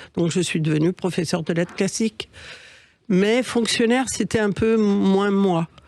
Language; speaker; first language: French; early bilingual, other home language; Catalan